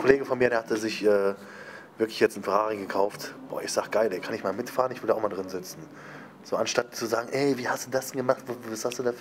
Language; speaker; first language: German; native; German